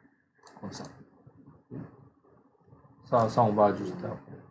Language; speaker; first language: French; non-native, fluent; Korean